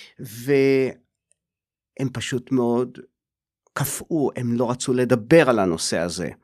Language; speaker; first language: Hebrew; native; Hebrew